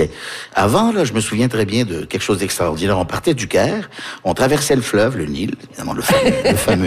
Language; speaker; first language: French; early bilingual, other home language; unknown